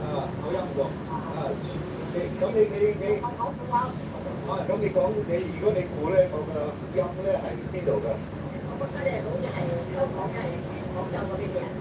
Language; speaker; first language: Cantonese; early bilingual, heritage; Cantonese